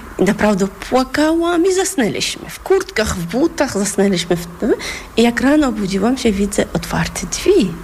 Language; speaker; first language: Polish; non-native, fluent; Chechen